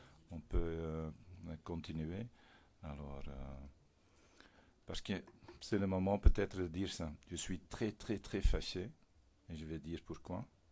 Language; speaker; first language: French; non-native, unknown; Dutch